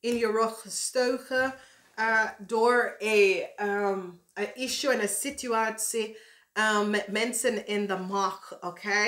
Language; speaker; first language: Dutch; non-native, learner; English